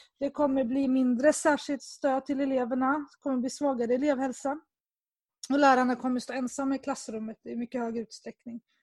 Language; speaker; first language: Swedish; native; Swedish